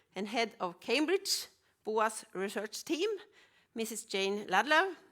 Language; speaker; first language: English; non-native, fluent; Norwegian